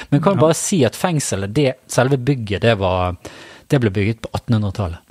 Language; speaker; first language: Norwegian; native; Norwegian